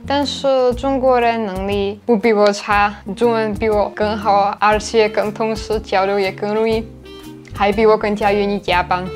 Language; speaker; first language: Chinese; non-native, fluent; Slovak